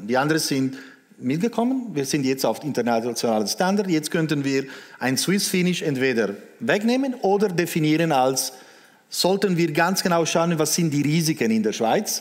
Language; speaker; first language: German; non-native, local second language; Italian